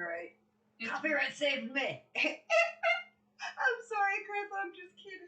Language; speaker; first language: English; native; English